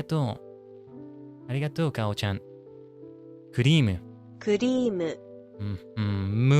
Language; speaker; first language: Japanese; non-native, learner; English